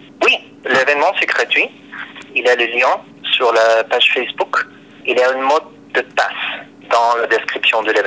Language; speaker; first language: French; non-native, fluent; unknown